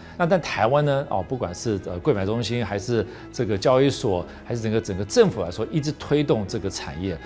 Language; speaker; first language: Chinese; non-native, fluent; English